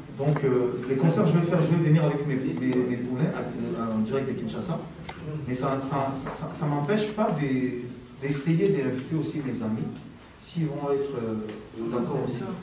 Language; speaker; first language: French; non-native, local second language; Lingala